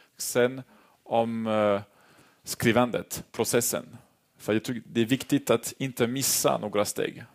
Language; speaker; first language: Swedish; non-native, fluent; French